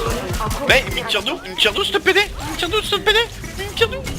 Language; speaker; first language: French; native; French